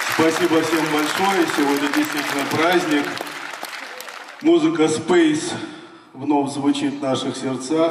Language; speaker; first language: Russian; native; Russian